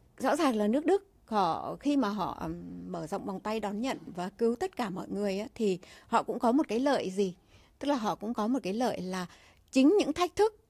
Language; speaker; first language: Vietnamese; native; Vietnamese